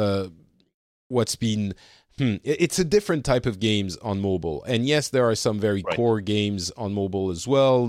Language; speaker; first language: English; non-native, fluent; French